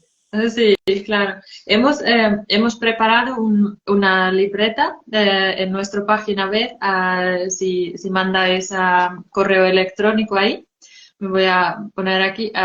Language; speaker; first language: Spanish; non-native, fluent; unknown